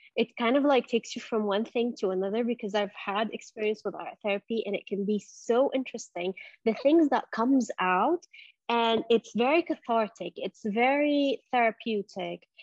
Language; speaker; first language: English; non-native, fluent; Arabic